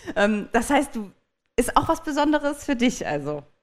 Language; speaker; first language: German; native; German